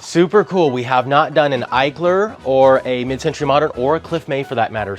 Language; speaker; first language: English; native; English